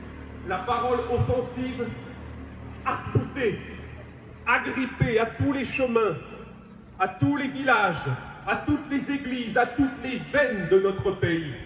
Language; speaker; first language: French; native; French